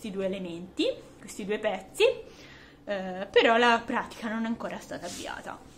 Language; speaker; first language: Italian; native; Italian